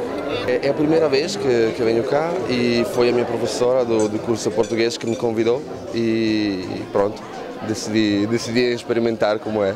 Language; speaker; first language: Portuguese; non-native, fluent; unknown